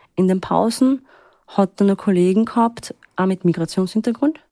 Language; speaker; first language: German; early bilingual, other home language; Turkish